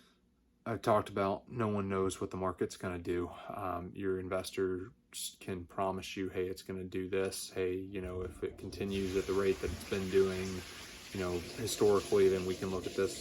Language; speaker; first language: English; native; English